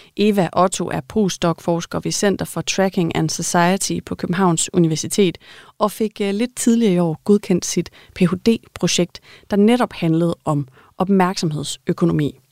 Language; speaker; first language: Danish; native; Danish